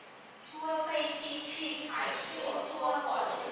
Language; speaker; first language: Chinese; non-native, learner; Vietnamese